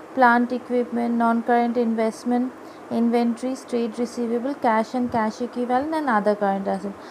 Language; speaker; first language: English; non-native, local second language; Bangla